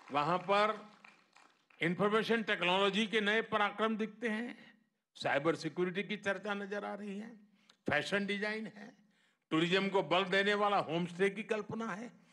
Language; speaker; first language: Hindi; non-native, local second language; Gujarati